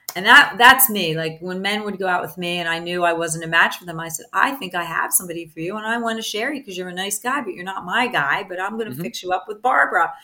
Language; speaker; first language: English; early bilingual, other home language; Italian